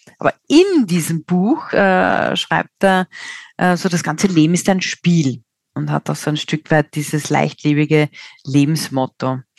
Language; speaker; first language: German; native; German